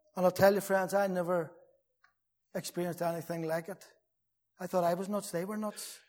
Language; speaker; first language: English; native; English